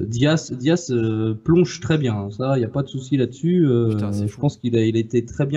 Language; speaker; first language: French; native; French